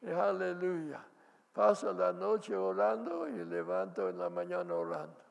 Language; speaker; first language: Spanish; non-native, fluent; English